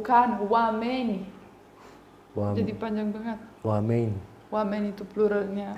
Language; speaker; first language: Indonesian; non-native, fluent; Romanian